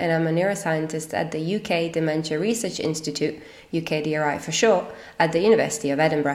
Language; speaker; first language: English; non-native, fluent; Italian